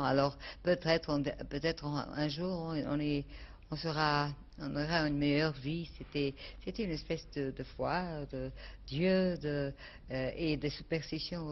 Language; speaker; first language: French; non-native, fluent; Portuguese